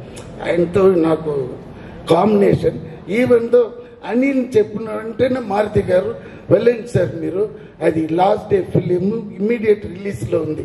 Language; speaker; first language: Telugu; non-native, learner; Tamil